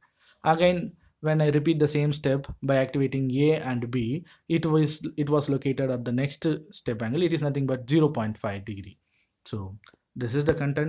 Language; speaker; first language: English; non-native, local second language; Tamil